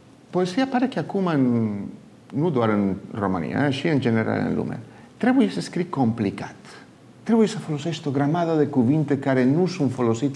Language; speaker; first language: Romanian; non-native, fluent; Catalan